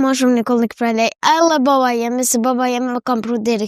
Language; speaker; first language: Albanian; early bilingual, heritage; Albanian